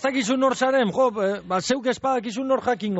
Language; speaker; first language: Basque; native; Basque